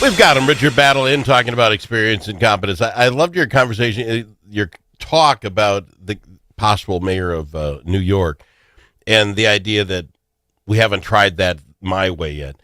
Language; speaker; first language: English; native; English